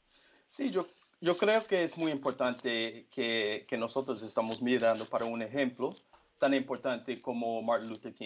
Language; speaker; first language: Spanish; non-native, fluent; Portuguese